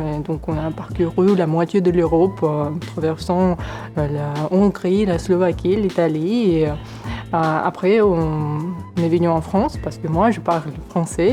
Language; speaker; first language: French; non-native, fluent; Ukrainian